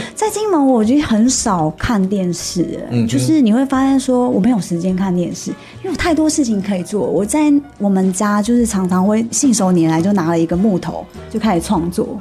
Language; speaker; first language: Chinese; native; Chinese